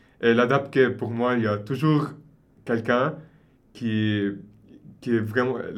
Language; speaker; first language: French; non-native, local second language; Arabic